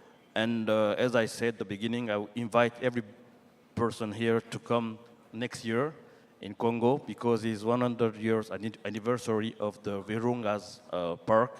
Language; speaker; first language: English; non-native, learner; French